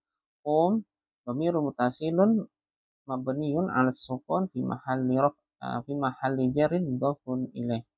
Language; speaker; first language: Arabic; non-native, learner; Indonesian